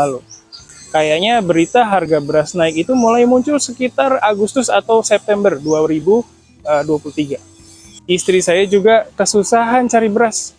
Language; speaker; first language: Indonesian; native; Indonesian